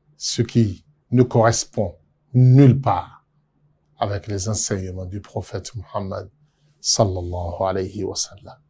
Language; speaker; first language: French; non-native, local second language; Yoruba